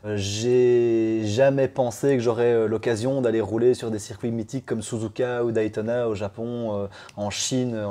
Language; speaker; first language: French; native; French